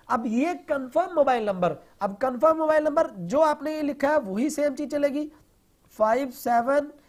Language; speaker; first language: Hindi; non-native, local second language; Punjabi